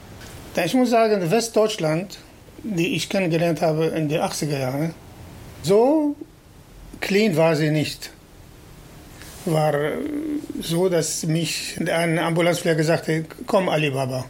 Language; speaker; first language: German; non-native, fluent; Arabic